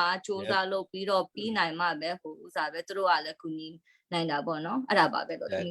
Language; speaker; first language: Burmese; non-native, local second language; Hakha Chin